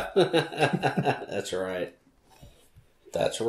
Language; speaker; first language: English; native; English